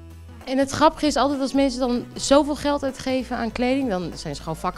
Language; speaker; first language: Dutch; native; Dutch